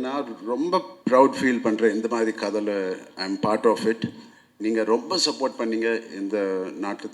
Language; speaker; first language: Tamil; non-native, local second language; Telugu